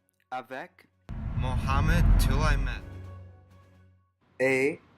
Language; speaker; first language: French; non-native, fluent; English